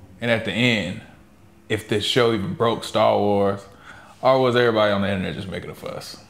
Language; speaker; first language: English; native; English